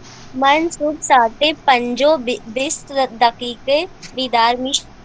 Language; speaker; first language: Persian; non-native, learner; Urdu